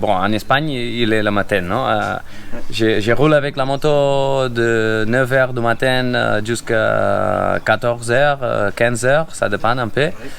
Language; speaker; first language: French; non-native, fluent; Spanish